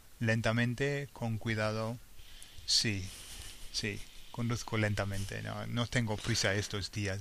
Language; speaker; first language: Spanish; non-native, fluent; English